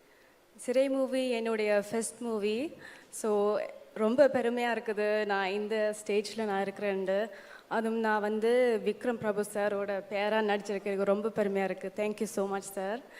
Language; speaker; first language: Tamil; early bilingual, heritage; Tamil